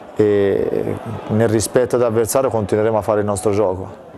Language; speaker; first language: Italian; native; Italian